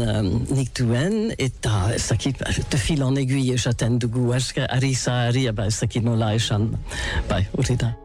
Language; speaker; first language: Basque; non-native, local second language; English